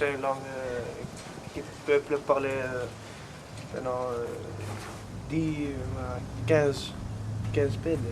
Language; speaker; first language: French; non-native, learner; Dutch